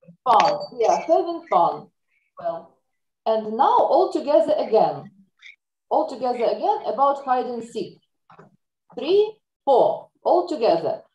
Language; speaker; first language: English; non-native, fluent; Ukrainian